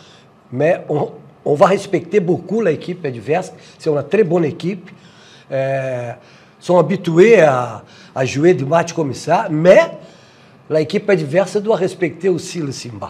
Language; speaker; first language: French; non-native, fluent; Portuguese